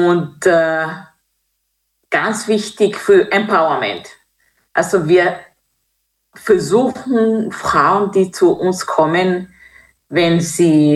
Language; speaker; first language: German; non-native, fluent; Kinyarwanda